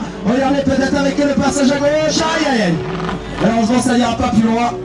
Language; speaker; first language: French; native; French